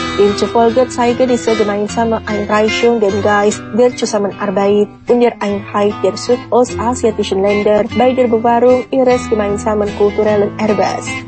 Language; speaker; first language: German; non-native, fluent; Indonesian